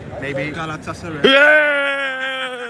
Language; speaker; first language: English; non-native, learner; Turkish